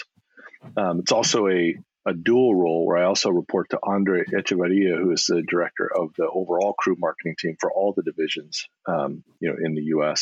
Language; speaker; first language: English; native; English